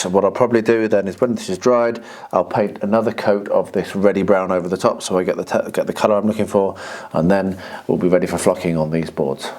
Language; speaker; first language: English; native; English